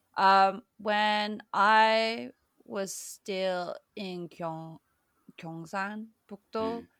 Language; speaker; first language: English; early bilingual, other home language; Cantonese